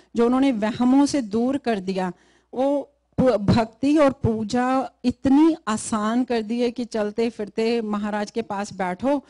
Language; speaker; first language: Hindi; native; Hindi